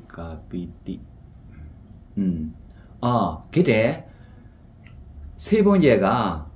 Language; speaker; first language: Korean; non-native, fluent; Burmese